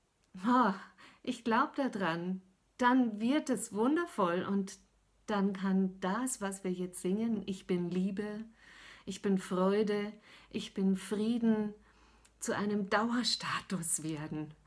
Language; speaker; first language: German; native; German